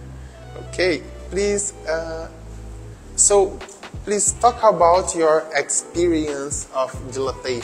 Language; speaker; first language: English; non-native, learner; Portuguese